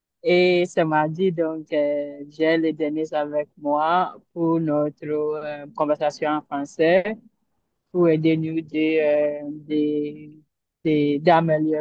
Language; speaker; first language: French; non-native, learner; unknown